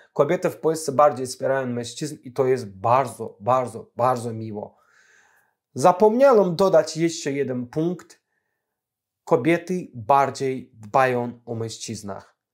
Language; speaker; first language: Polish; non-native, fluent; Azerbaijani